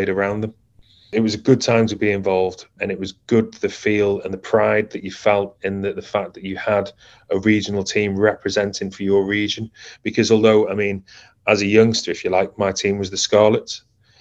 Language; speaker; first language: English; native; English